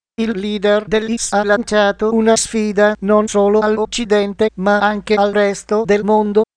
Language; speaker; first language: Italian; native; Italian